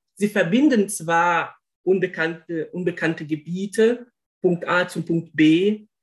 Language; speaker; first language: German; non-native, fluent; Portuguese